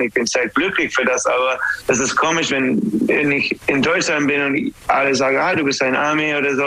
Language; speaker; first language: German; non-native, learner; English